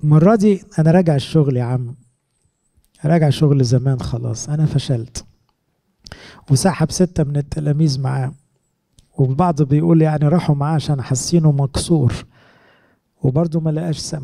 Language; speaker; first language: Arabic; native; Arabic